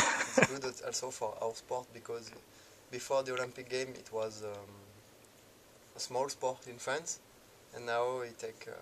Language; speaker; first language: English; non-native, learner; French